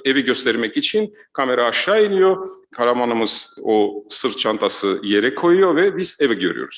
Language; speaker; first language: Turkish; non-native, fluent; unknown